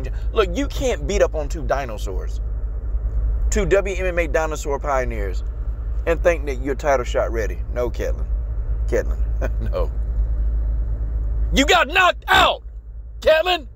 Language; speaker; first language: English; native; English